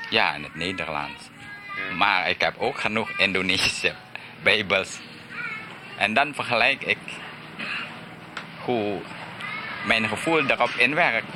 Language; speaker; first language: Dutch; early bilingual, heritage; Dutch